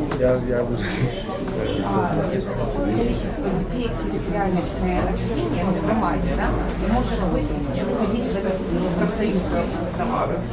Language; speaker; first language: Russian; non-native, learner; Polish